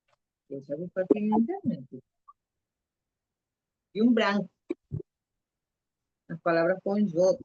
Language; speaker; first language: Spanish; non-native, learner; Portuguese